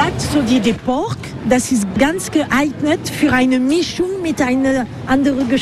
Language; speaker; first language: German; non-native, learner; French